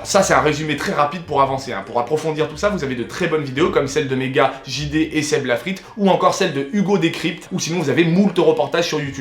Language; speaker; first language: French; native; French